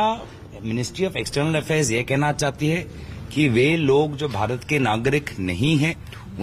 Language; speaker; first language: Hindi; non-native, local second language; Assamese